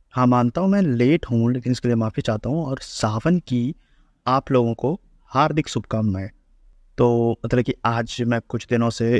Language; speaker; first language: Hindi; native; Hindi